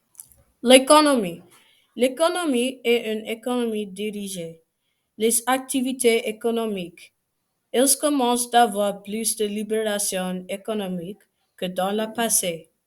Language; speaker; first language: French; non-native, learner; English